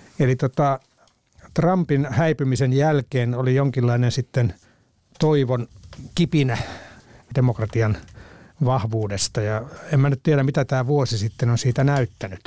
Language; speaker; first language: Finnish; native; Finnish